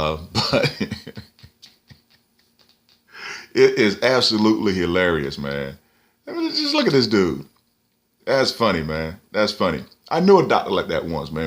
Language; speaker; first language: English; native; English